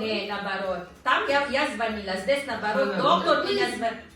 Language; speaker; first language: Russian; non-native, learner; Filipino